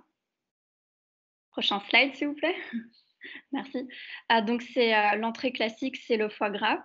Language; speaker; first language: French; native; French